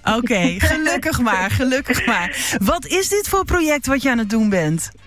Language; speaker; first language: Dutch; non-native, local second language; Western Frisian